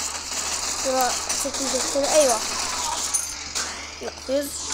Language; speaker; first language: Arabic; native; Arabic